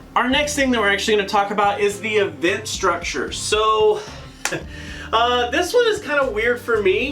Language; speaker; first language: English; native; English